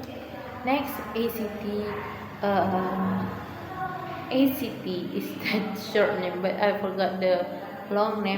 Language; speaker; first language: English; non-native, learner; Indonesian